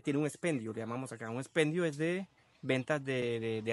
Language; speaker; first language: Spanish; native; Spanish